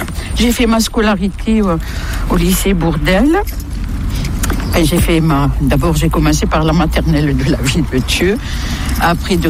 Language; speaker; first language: French; native; French